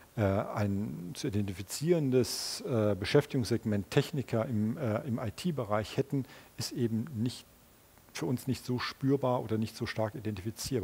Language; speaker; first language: German; native; German